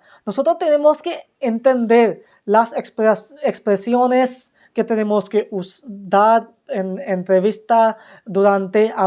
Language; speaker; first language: Spanish; non-native, fluent; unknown